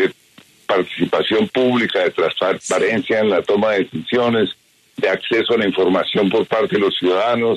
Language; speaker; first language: Spanish; native; Spanish